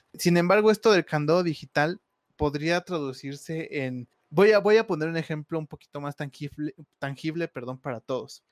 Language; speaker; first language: Spanish; native; Spanish